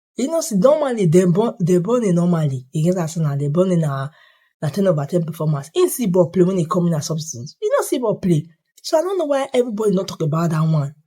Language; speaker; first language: Nigerian Pidgin; native; Nigerian Pidgin